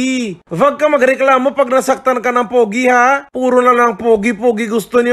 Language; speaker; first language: Filipino; non-native, fluent; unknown